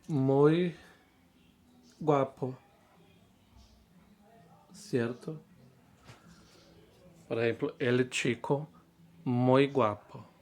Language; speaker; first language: Spanish; non-native, fluent; Portuguese